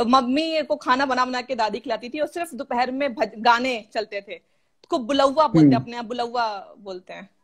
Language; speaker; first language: Hindi; non-native, local second language; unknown